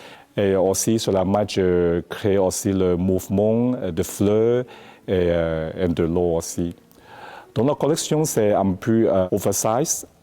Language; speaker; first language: French; non-native, learner; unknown